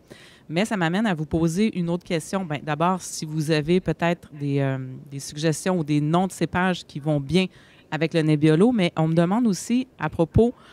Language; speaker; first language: French; native; French